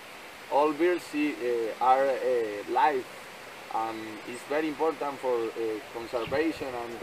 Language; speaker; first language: English; non-native, learner; Spanish